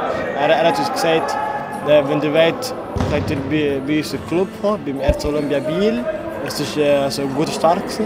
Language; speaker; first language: German; non-native, learner; Tigrinya